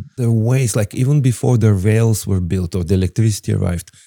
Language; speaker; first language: English; non-native, fluent; Bulgarian